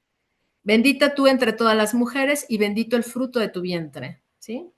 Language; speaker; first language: Spanish; native; Spanish